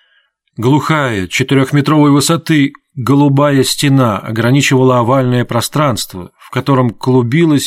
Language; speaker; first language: Russian; native; Russian